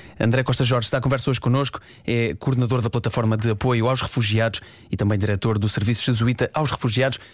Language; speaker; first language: Portuguese; native; Portuguese